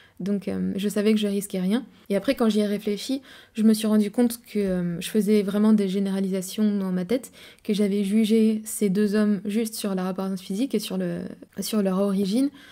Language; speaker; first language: French; native; French